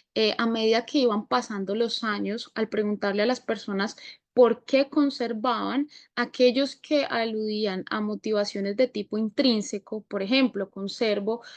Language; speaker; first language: Spanish; native; Spanish